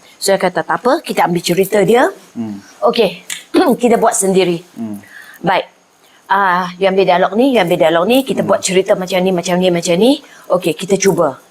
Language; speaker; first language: Malay; non-native, local second language; Chinese